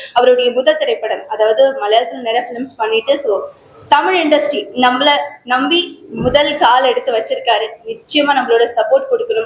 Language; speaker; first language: Tamil; native; Tamil